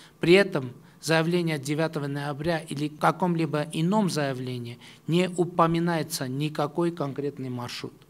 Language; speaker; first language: Russian; non-native, local second language; Armenian